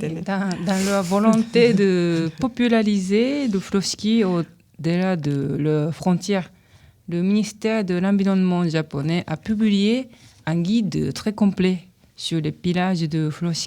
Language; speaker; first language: French; non-native, learner; Japanese